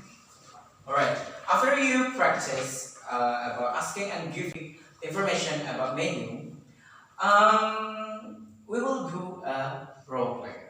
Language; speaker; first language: English; non-native, learner; Indonesian